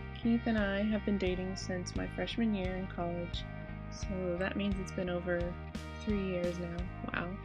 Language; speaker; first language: English; native; English